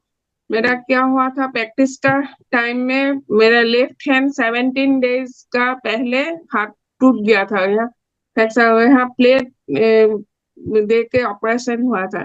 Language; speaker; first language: Hindi; non-native, local second language; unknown